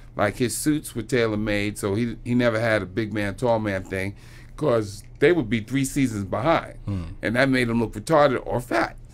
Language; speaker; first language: English; native; English